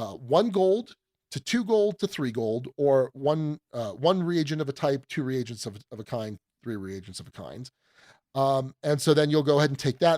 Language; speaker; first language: English; native; English